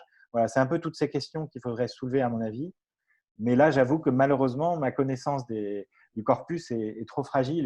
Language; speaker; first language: French; native; French